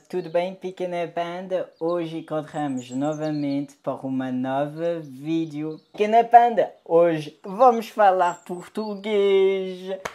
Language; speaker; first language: Portuguese; non-native, learner; French